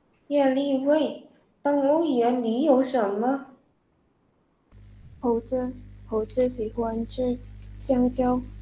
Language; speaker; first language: Chinese; non-native, learner; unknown